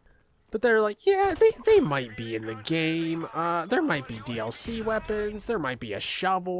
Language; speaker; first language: English; native; English